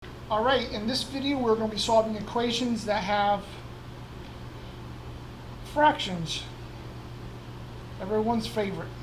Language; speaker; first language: English; native; English